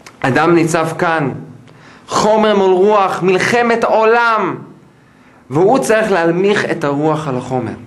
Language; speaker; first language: Hebrew; non-native, fluent; English